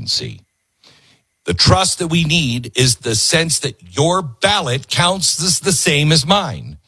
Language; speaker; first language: English; native; English